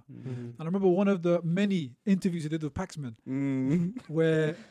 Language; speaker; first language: English; native; English